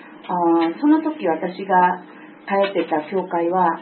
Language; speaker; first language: Japanese; non-native, fluent; Korean